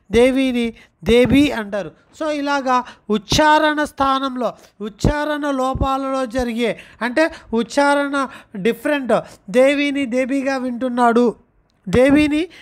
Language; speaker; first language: Telugu; non-native, local second language; Urdu